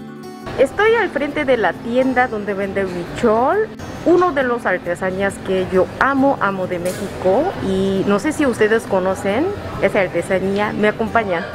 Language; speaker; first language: Spanish; non-native, learner; Korean